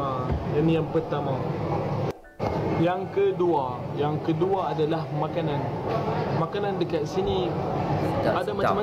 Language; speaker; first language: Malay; non-native, fluent; Arabic